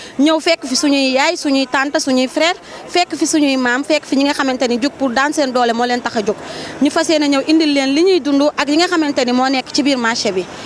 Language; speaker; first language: Wolof; native; Wolof